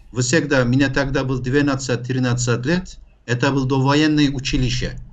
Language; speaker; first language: Russian; non-native, fluent; Turkish